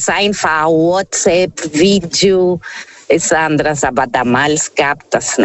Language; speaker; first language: German; non-native, fluent; Portuguese